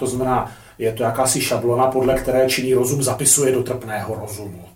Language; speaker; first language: Czech; native; Czech